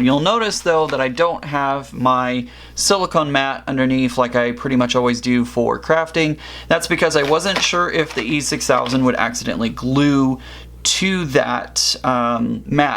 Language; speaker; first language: English; native; English